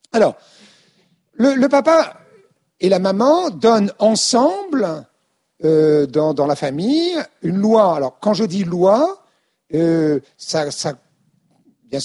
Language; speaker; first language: French; native; French